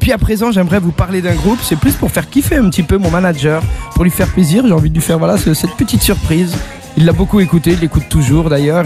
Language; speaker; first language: French; native; French